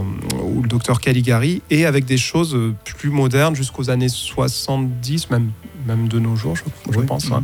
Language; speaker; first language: French; native; French